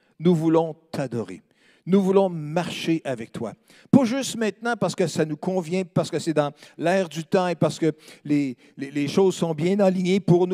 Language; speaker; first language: French; native; French